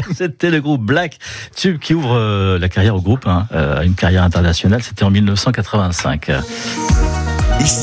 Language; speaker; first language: French; native; French